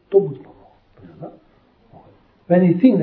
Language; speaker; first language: Russian; non-native, learner; Tibetan